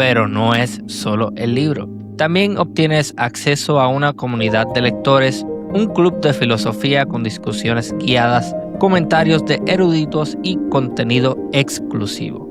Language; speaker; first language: Spanish; native; Spanish